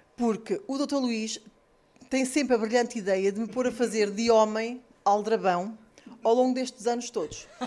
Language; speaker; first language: Portuguese; native; Portuguese